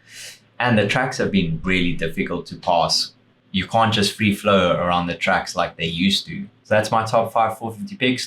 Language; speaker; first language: English; native; English